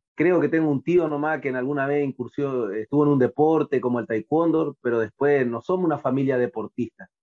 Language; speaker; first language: Spanish; native; Spanish